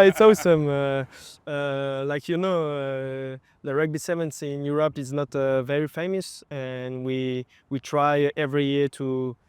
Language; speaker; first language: English; non-native, fluent; French